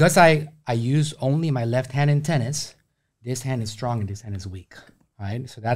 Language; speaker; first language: English; native; English